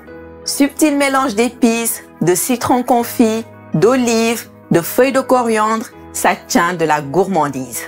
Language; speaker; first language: French; native; French